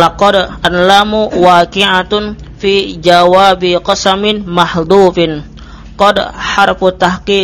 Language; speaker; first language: Arabic; non-native, learner; Indonesian